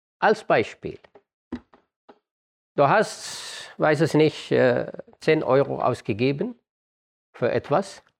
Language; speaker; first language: German; non-native, fluent; Arabic